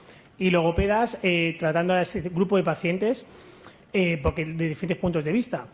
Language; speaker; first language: Spanish; native; Spanish